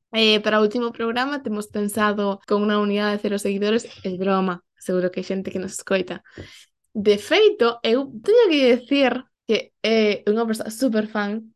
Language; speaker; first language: Galician; non-native, local second language; Spanish